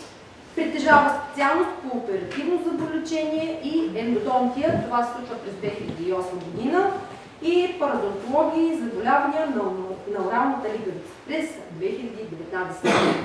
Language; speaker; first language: Bulgarian; native; Bulgarian